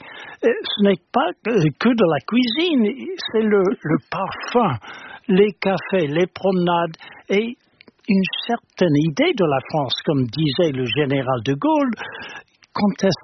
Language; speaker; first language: French; non-native, fluent; English